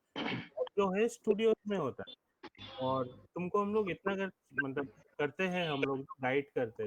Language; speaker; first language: Hindi; non-native, local second language; Bangla